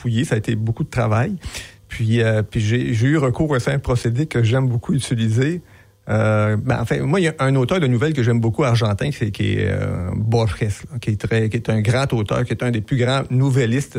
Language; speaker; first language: French; native; French